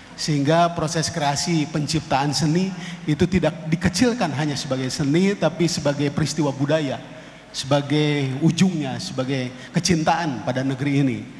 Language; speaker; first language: Indonesian; non-native, local second language; Sundanese